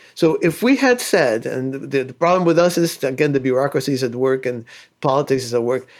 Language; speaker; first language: English; early bilingual, other home language; Spanish